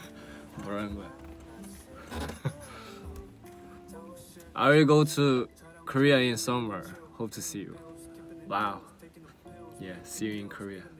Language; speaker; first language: English; non-native, learner; Korean